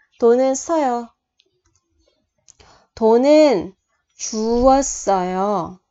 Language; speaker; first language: Korean; non-native, fluent; Vietnamese